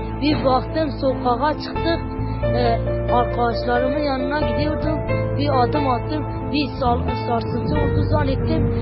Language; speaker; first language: Turkish; non-native, local second language; Kurdish